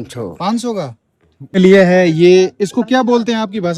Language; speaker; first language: Hindi; native; Hindi